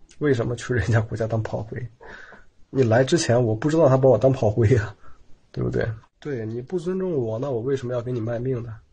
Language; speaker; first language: Chinese; native; Chinese